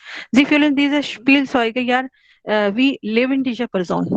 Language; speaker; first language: German; non-native, learner; Hindi